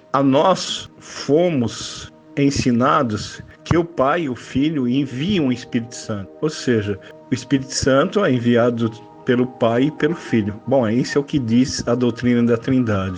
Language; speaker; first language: Portuguese; native; Portuguese